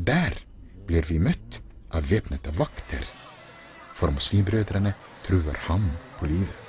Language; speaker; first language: Norwegian; non-native, fluent; Arabic